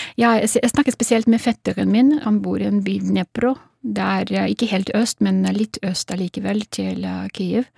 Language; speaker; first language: Norwegian; non-native, fluent; Russian